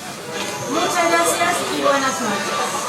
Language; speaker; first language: Spanish; native; Spanish